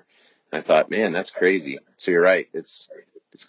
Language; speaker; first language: English; native; English